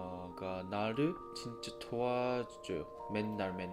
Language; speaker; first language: Korean; non-native, fluent; Japanese